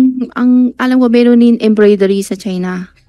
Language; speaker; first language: Filipino; non-native, learner; Chinese